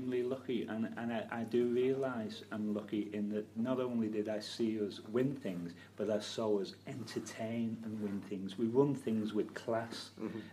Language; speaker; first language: English; native; English